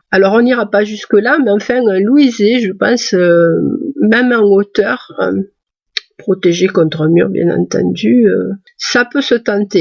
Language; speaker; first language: French; native; French